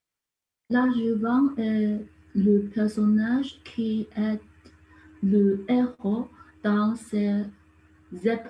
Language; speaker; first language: French; non-native, learner; Chinese